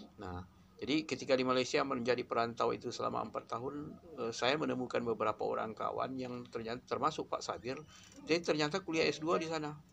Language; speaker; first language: Indonesian; non-native, local second language; Minangkabau